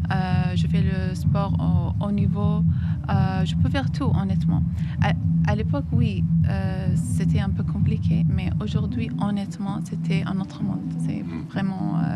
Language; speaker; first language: French; non-native, fluent; Arabic